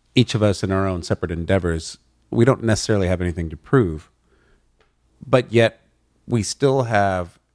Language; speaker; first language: English; native; English